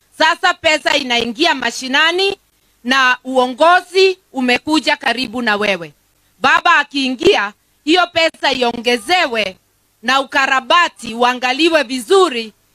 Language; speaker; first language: Swahili; non-native, local second language; Kikuyu